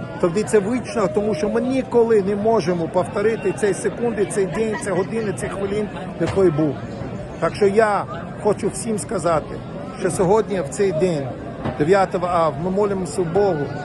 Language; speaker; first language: Ukrainian; non-native, learner; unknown